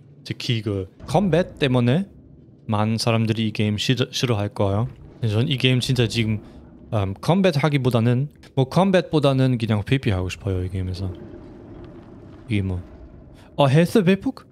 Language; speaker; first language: Korean; non-native, fluent; German